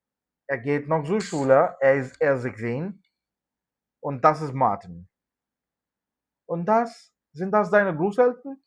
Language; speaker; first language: German; non-native, fluent; Malayalam